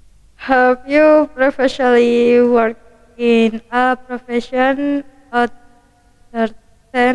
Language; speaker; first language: English; non-native, learner; Indonesian